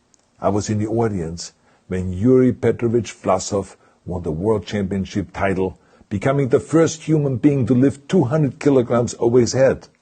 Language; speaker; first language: English; non-native, fluent; German